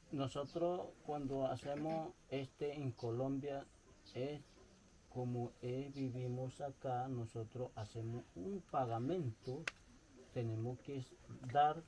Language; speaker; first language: Spanish; non-native, local second language; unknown